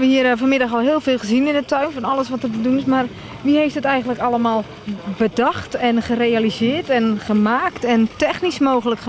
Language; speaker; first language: Dutch; native; Dutch